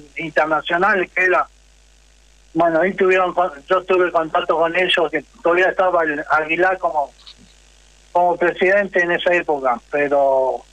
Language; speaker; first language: Spanish; native; Spanish